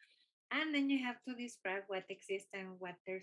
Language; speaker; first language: English; non-native, fluent; Spanish